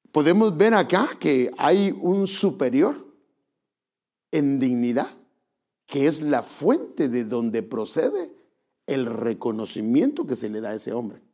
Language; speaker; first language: Spanish; native; Spanish